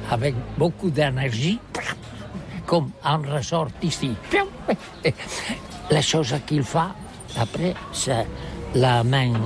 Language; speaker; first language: French; non-native, learner; Catalan